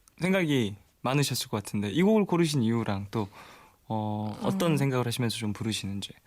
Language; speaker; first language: Korean; native; Korean